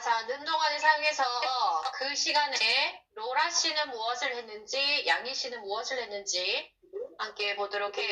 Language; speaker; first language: Korean; native; Korean